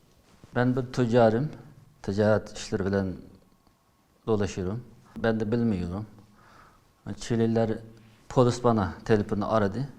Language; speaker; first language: Turkish; non-native, learner; Uyghur